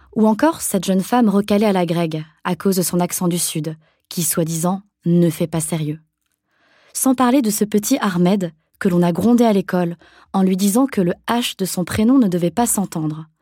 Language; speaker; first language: French; native; French